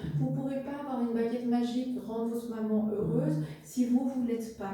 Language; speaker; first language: French; native; French